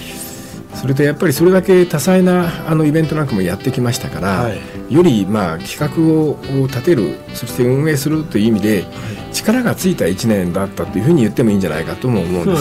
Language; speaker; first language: Japanese; native; Japanese